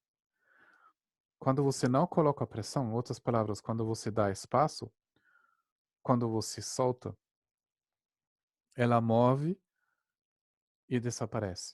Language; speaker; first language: Portuguese; non-native, fluent; German